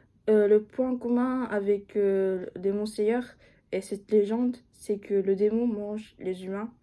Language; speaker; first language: French; non-native, fluent; Japanese